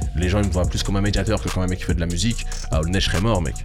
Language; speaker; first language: French; native; French